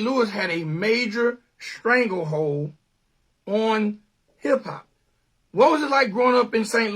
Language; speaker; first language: English; native; English